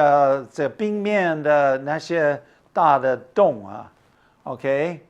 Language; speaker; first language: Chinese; non-native, fluent; English